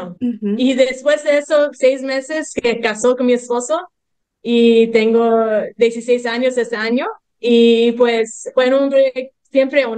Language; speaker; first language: Spanish; early bilingual, heritage; English